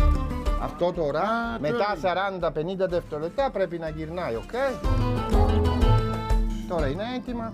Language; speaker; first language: Greek; non-native, learner; Italian